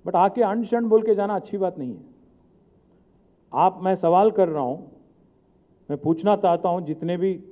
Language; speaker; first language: Hindi; non-native, local second language; Telugu